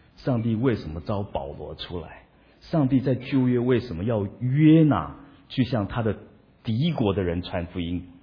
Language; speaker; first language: Chinese; non-native, local second language; Min Nan Chinese